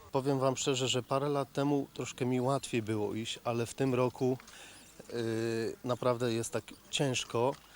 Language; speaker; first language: Polish; native; Polish